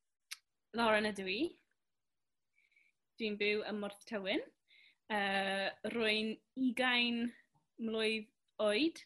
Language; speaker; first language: Welsh; non-native, learner; English